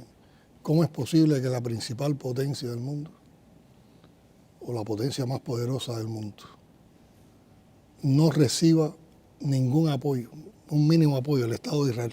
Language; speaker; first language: Spanish; native; Spanish